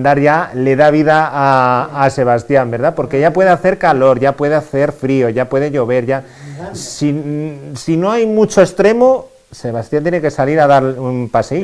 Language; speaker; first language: Spanish; native; Spanish